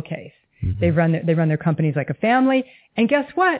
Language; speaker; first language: English; native; English